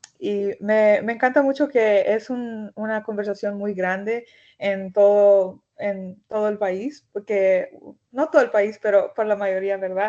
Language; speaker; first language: Spanish; early bilingual, heritage; Spanish